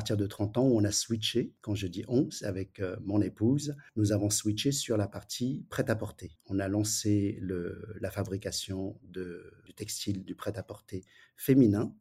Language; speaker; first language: French; early bilingual, other home language; Wu Chinese